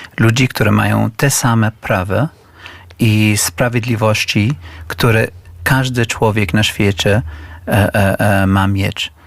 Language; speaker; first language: Polish; non-native, learner; Arabic